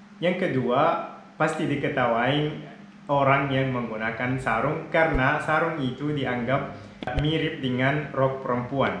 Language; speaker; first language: Indonesian; non-native, fluent; Arabic